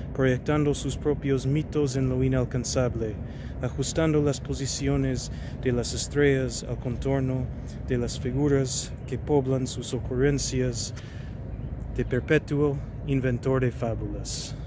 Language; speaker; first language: Spanish; non-native, fluent; English